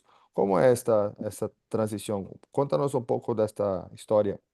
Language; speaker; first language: Spanish; non-native, fluent; Portuguese